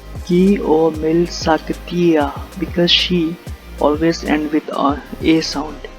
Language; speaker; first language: English; non-native, local second language; Punjabi